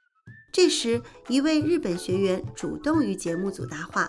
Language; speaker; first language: Chinese; native; Chinese